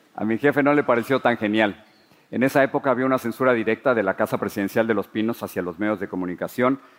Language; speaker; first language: Spanish; native; Spanish